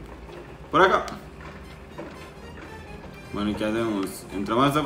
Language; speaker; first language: Spanish; native; Spanish